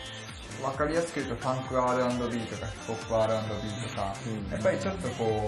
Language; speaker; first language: Japanese; native; Japanese